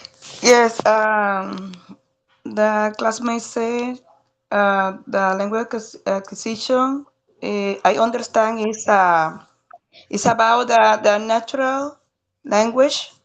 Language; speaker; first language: English; non-native, learner; Spanish